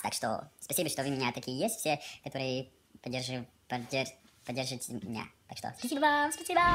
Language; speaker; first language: Russian; non-native, local second language; Latvian